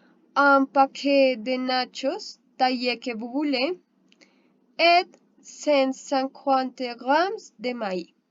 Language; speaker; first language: French; non-native, learner; Spanish